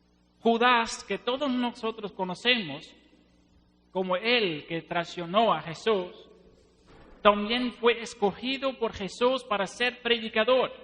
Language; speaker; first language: Spanish; non-native, fluent; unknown